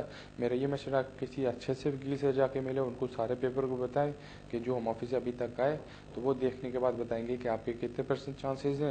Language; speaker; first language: Urdu; native; Urdu